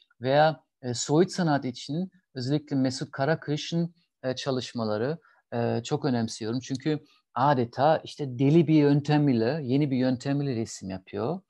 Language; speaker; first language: Turkish; non-native, fluent; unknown